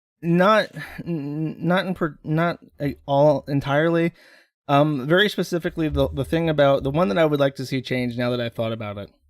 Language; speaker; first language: English; native; English